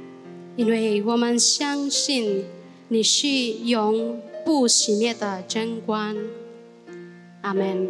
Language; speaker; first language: Chinese; native; Chinese